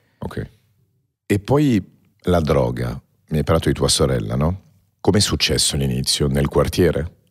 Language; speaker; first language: Italian; early bilingual, heritage; Italian